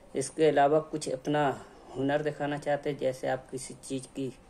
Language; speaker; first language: Hindi; native; Hindi